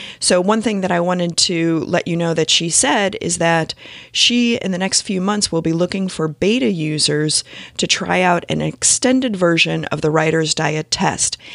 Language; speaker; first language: English; native; English